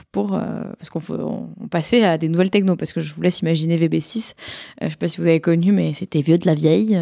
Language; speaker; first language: French; native; French